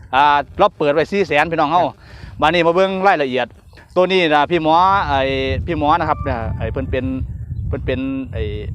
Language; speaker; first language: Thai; non-native, local second language; Northern Khmer